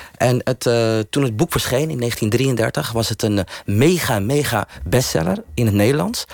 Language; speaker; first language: Dutch; early bilingual, other home language; Riffian